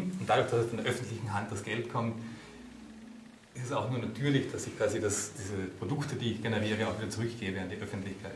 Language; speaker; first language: German; native; German